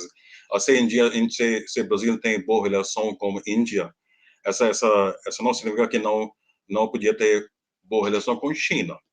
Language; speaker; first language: Portuguese; non-native, learner; Hindi